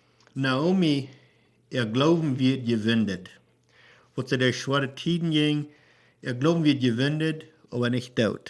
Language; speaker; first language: German; non-native, learner; Plautdietsch